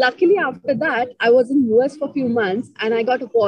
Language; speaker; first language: English; non-native, local second language; Marathi